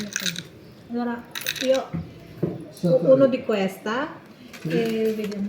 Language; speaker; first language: Italian; non-native, learner; Filipino